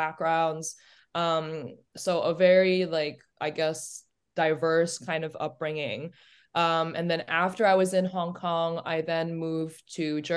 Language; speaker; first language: English; native; English